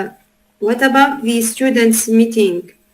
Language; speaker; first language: English; non-native, learner; Arabic